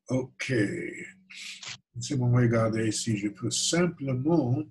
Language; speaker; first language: French; non-native, fluent; English